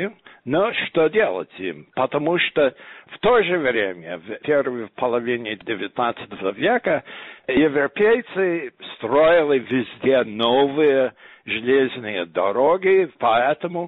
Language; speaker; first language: Russian; non-native, fluent; English